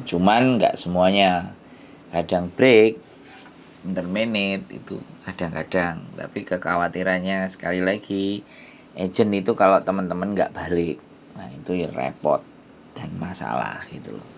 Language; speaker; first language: Indonesian; non-native, local second language; Javanese